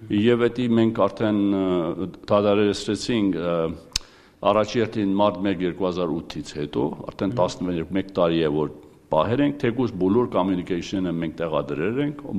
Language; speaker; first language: Armenian; early bilingual, heritage; Armenian